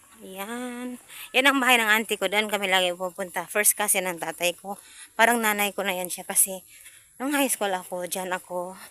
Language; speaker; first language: Filipino; non-native, local second language; Cebuano